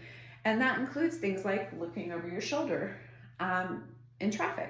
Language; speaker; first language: English; native; English